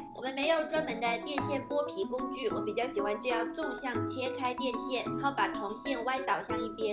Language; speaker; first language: Chinese; native; Chinese